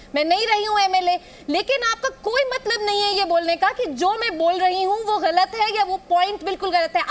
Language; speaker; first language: Hindi; native; Hindi